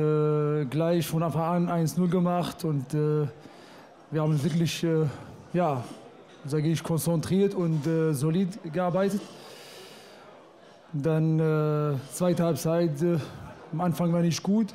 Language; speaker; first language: German; non-native, fluent; Arabic